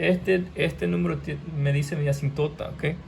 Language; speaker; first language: Spanish; early bilingual, heritage; Spanish